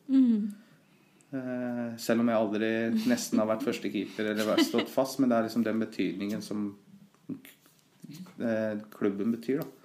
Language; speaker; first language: Norwegian; early bilingual, other home language; Persian